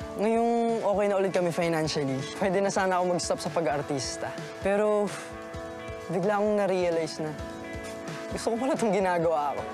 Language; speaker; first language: Filipino; native; Filipino